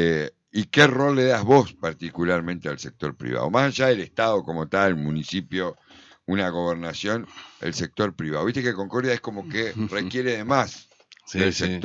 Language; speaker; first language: Spanish; native; Spanish